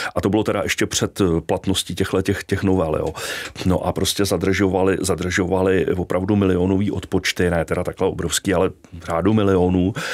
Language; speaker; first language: Czech; native; Czech